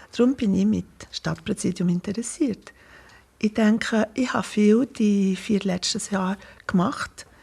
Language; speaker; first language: German; non-native, local second language; French